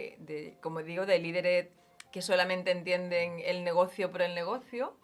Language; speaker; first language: Spanish; native; Spanish